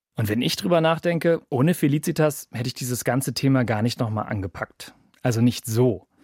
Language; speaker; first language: German; native; German